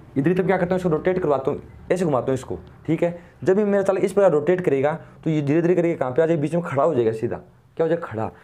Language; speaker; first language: Hindi; native; Hindi